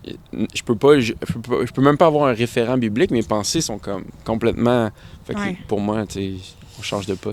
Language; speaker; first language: French; native; French